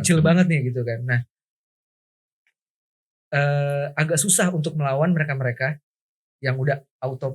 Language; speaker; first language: Indonesian; native; Indonesian